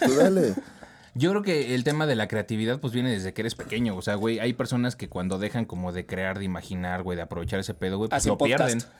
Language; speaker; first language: Spanish; native; Spanish